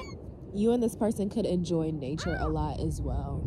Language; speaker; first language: English; native; English